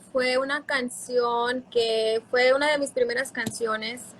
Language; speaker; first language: Spanish; early bilingual, heritage; Spanish